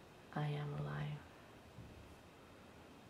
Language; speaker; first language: English; non-native, fluent; Swedish